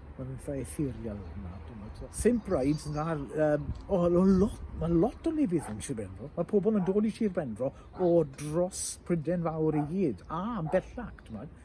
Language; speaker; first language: Welsh; native; Welsh